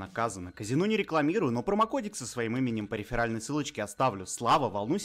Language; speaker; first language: Russian; native; Russian